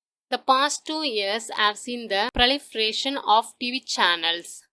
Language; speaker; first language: English; non-native, local second language; Tamil